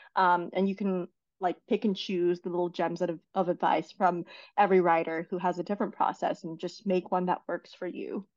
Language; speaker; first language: English; non-native, fluent; Chinese